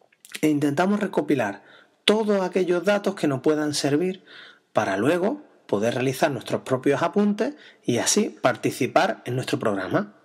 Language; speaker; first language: Spanish; native; Spanish